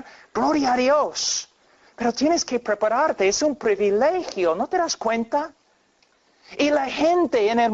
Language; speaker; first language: Spanish; non-native, fluent; English